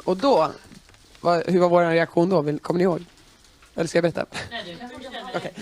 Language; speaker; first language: Swedish; native; Swedish